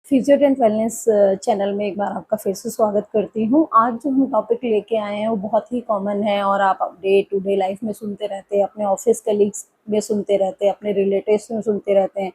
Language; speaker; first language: Hindi; native; Hindi